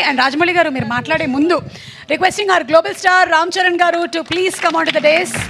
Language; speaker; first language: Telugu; native; Telugu